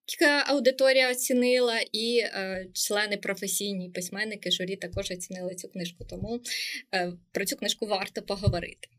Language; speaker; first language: Ukrainian; native; Ukrainian